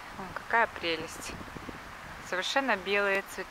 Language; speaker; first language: Russian; native; Russian